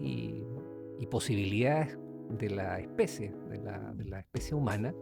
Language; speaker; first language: Spanish; native; Spanish